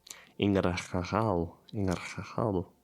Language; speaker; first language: Portuguese; non-native, learner; German